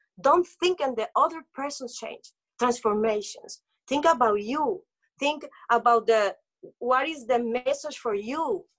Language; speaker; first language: English; non-native, local second language; Spanish